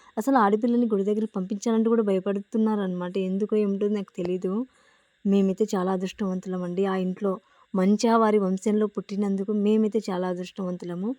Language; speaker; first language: Telugu; native; Telugu